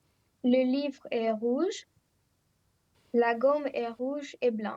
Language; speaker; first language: French; non-native, learner; Romanian